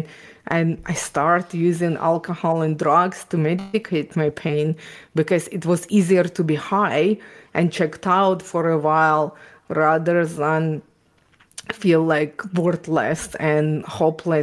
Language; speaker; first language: English; non-native, fluent; Ukrainian